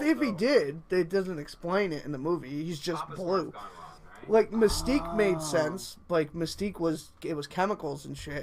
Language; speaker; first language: English; native; English